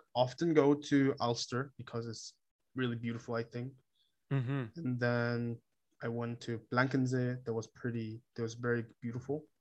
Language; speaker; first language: English; non-native, fluent; Korean